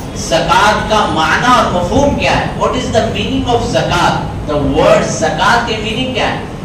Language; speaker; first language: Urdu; native; Urdu